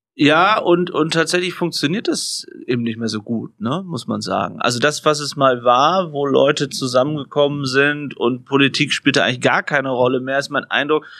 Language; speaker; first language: German; native; German